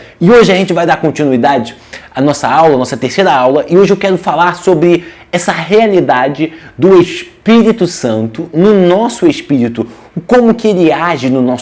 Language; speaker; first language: Portuguese; native; Portuguese